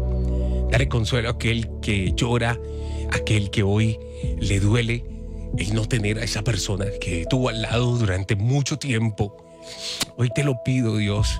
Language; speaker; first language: Spanish; native; Spanish